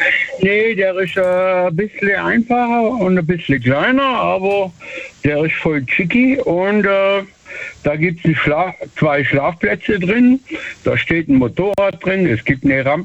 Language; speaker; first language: German; native; German